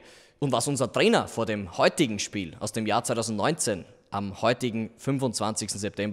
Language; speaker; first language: German; native; German